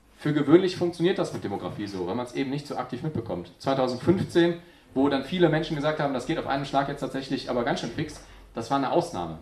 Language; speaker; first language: German; native; German